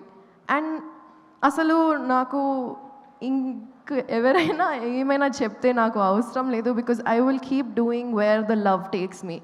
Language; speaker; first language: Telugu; non-native, local second language; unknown